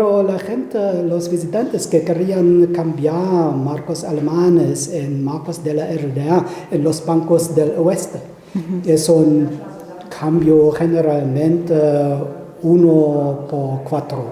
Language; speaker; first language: Spanish; non-native, fluent; German